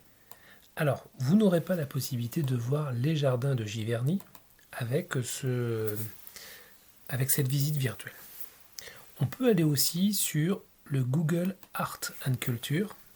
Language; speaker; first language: French; native; French